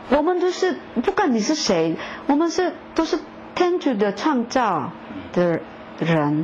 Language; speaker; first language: Chinese; non-native, fluent; Korean